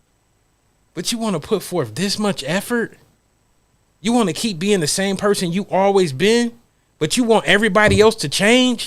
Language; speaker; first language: English; native; English